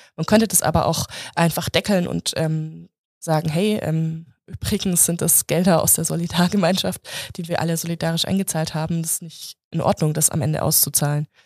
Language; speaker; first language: German; native; German